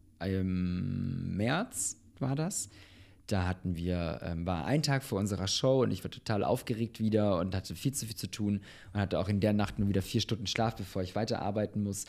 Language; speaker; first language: German; early bilingual, other home language; Bosnian